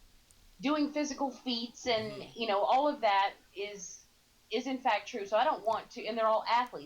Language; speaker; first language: English; native; English